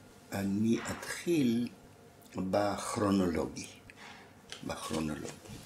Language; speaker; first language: Hebrew; non-native, fluent; German